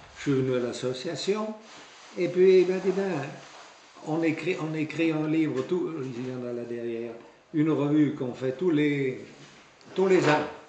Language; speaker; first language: French; native; French